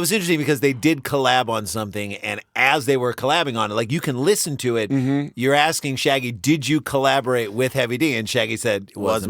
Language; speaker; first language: English; native; English